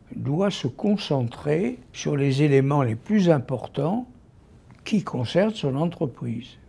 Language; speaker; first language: French; native; French